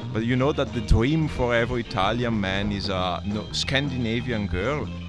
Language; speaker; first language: English; non-native, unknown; Italian